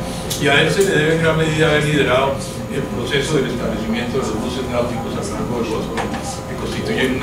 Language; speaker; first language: Spanish; native; Spanish